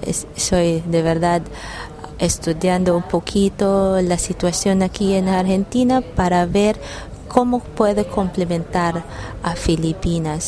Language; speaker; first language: Spanish; non-native, learner; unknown